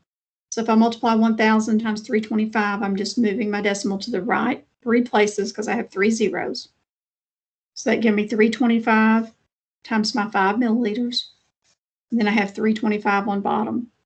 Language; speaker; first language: English; native; English